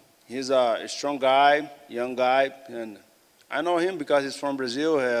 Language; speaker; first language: English; non-native, learner; Portuguese